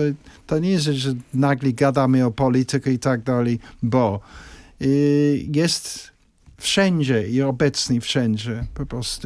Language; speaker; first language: Polish; non-native, fluent; English